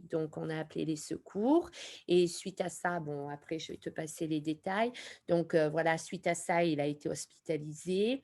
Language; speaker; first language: French; native; French